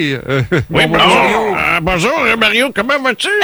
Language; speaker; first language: French; native; French